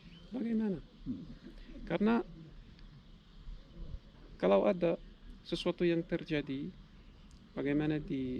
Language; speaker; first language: Indonesian; non-native, learner; Arabic